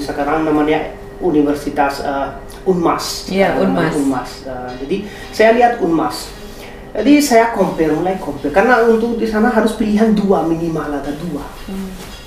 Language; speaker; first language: Indonesian; non-native, fluent; Hindi